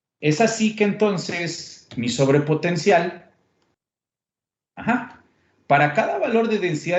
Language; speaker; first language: Spanish; native; Spanish